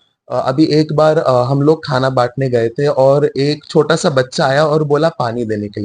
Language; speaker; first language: Hindi; native; Hindi